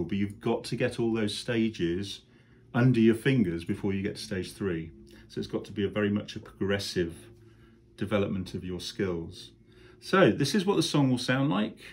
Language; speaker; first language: English; native; English